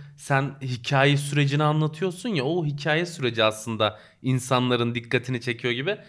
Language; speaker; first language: Turkish; native; Turkish